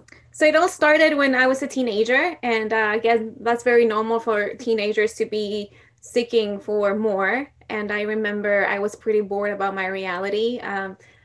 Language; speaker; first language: English; non-native, fluent; Spanish